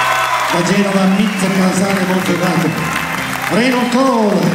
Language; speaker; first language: Italian; native; Italian